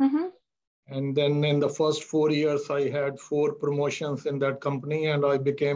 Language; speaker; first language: English; non-native, local second language; Hindi